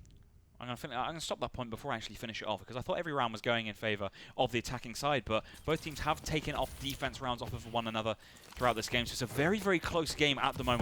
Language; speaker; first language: English; native; English